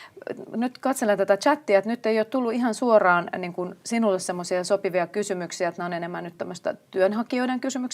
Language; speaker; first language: Finnish; native; Finnish